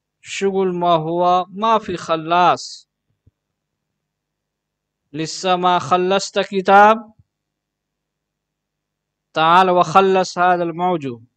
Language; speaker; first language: Arabic; non-native, learner; Urdu